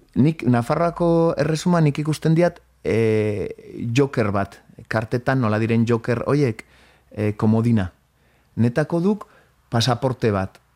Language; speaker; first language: Basque; native; Basque